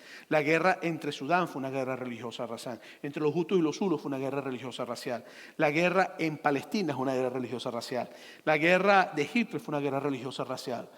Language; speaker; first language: Spanish; native; Spanish